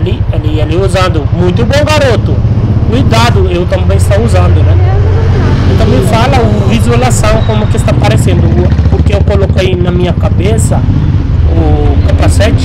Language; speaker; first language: Portuguese; non-native, fluent; Hindi